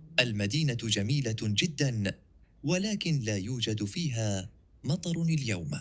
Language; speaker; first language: Arabic; non-native, learner; English